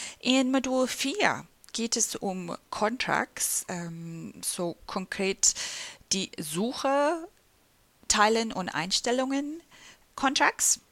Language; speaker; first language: German; non-native, fluent; English